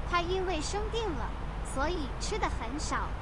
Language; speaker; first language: Chinese; non-native, learner; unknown